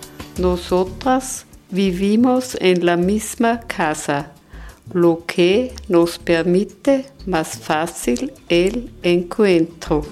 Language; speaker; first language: Spanish; non-native, learner; German